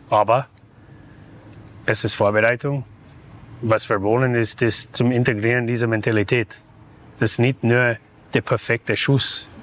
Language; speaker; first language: German; non-native, fluent; English